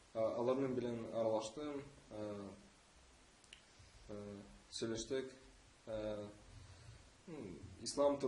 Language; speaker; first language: Tatar; non-native, local second language; Russian